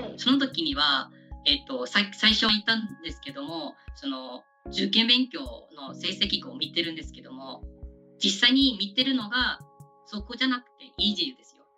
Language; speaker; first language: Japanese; non-native, fluent; Burmese